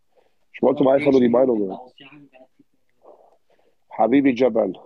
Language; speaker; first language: German; early bilingual, other home language; Arabic